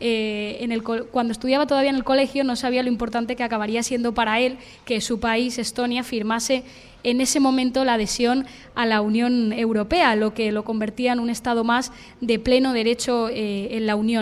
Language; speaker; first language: Spanish; native; Spanish